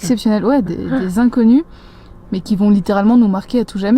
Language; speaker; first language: French; native; French